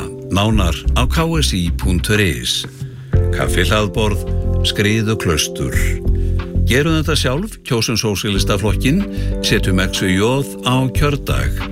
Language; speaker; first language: Icelandic; native; Icelandic